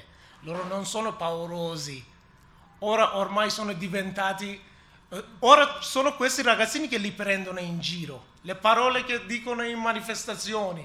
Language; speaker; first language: Italian; non-native, learner; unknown